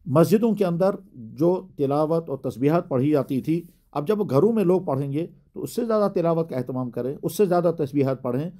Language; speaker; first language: Urdu; non-native, local second language; Kashmiri